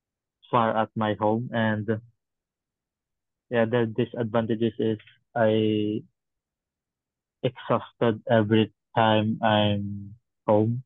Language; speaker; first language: English; non-native, learner; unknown